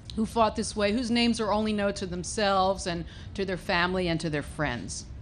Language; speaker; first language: English; native; English